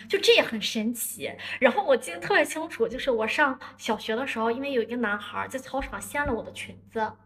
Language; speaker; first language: Chinese; native; Chinese